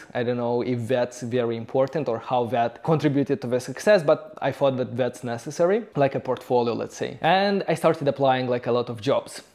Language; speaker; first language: English; non-native, fluent; Romanian